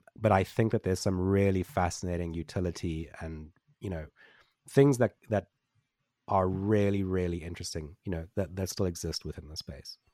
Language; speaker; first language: English; native; English